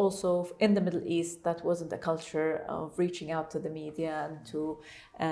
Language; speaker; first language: English; non-native, fluent; Arabic